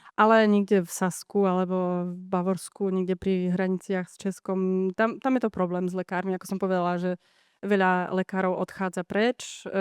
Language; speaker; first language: Slovak; native; Slovak